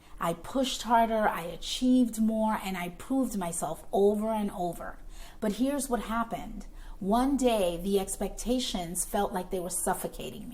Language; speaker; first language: English; native; English